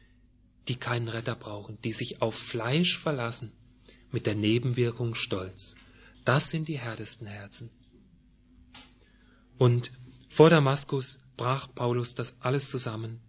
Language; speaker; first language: German; native; German